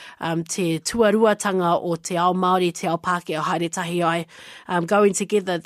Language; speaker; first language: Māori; non-native, local second language; English